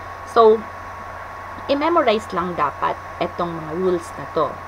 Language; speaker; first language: Filipino; native; Filipino